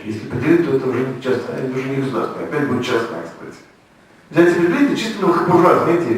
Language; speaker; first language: Russian; native; Russian